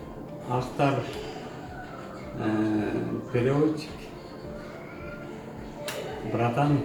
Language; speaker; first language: Russian; non-native, local second language; Kyrgyz